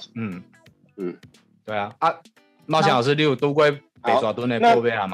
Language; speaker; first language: Chinese; native; Chinese